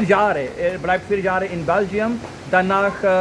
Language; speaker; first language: German; non-native, learner; Urdu